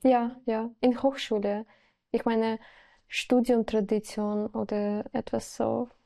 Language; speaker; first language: German; non-native, learner; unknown